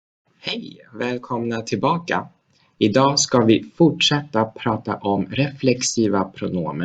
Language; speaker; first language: Swedish; non-native, fluent; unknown